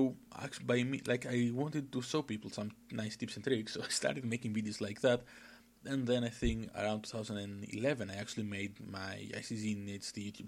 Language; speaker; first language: English; non-native, fluent; Greek